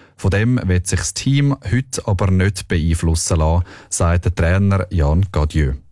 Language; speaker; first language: German; native; German